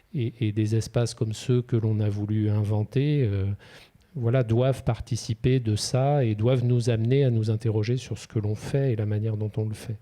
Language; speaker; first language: French; native; French